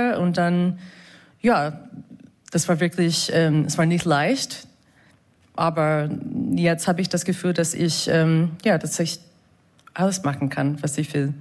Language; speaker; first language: German; non-native, fluent; English